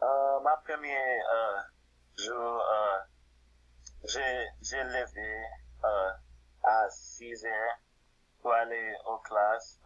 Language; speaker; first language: French; non-native, learner; English